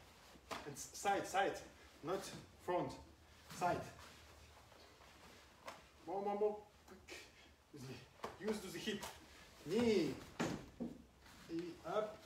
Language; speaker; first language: English; non-native, learner; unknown